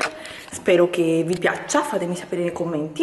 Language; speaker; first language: Italian; native; Italian